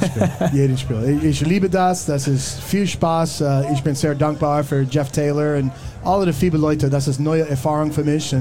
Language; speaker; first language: German; non-native, learner; English